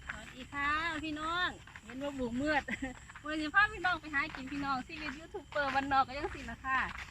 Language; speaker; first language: Thai; native; Thai